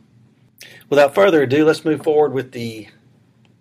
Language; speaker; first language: English; native; English